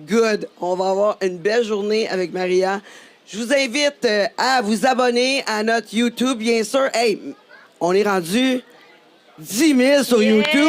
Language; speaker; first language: French; native; French